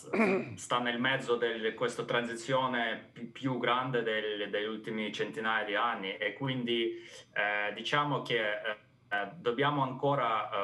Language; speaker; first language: Italian; non-native, fluent; Ukrainian